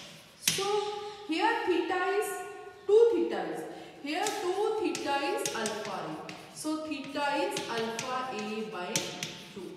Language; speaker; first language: English; non-native, local second language; Hindi